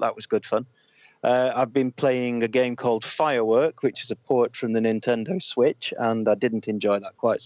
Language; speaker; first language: English; native; English